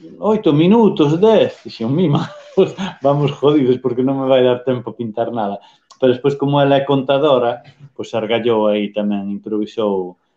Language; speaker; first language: Galician; native; Galician